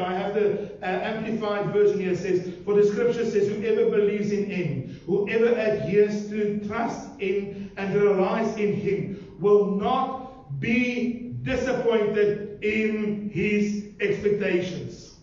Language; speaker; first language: English; non-native, local second language; Afrikaans